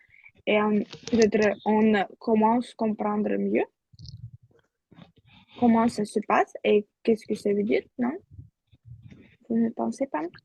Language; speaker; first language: French; non-native, learner; Russian